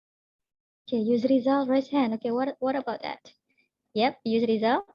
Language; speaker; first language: English; non-native, learner; Indonesian